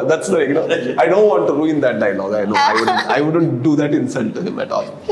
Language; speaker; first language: Malayalam; non-native, learner; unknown